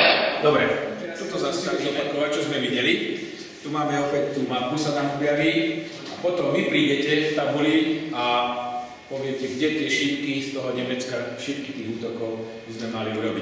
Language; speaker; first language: Slovak; native; Slovak